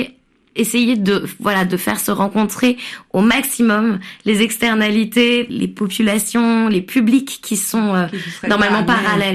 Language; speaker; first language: French; native; French